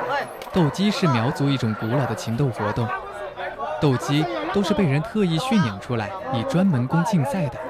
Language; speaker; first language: Chinese; native; Chinese